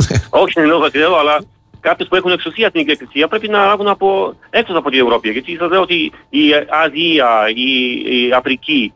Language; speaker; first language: Greek; non-native, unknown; Polish